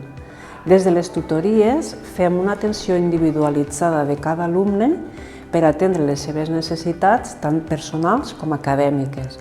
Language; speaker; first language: Catalan; native; Catalan